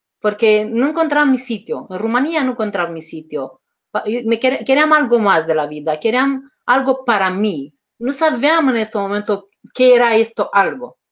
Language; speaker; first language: Spanish; non-native, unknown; Romanian